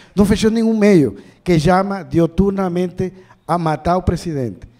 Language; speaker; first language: Portuguese; non-native, learner; Spanish